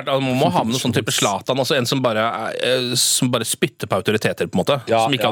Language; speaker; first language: Norwegian; native; Norwegian